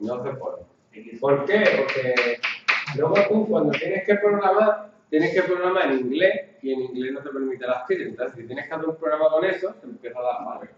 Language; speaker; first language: Spanish; native; Spanish